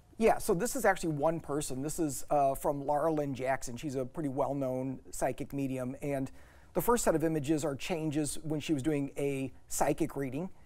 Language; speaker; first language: English; native; English